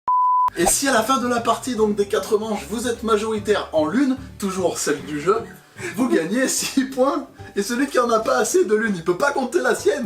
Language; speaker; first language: French; native; French